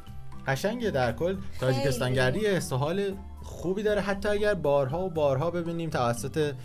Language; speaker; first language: Persian; native; Persian